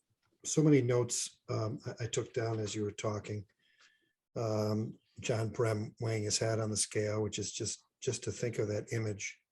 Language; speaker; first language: English; native; English